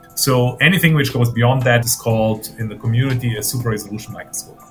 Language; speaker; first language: English; non-native, fluent; German